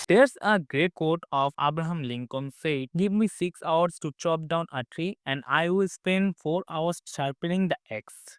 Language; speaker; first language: English; non-native, fluent; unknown